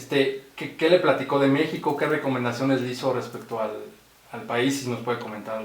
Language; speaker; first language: Spanish; native; Spanish